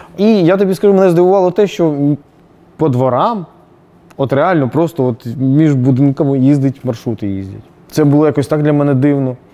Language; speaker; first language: Ukrainian; native; Ukrainian